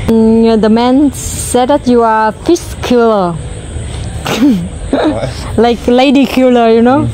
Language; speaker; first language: English; non-native, learner; Vietnamese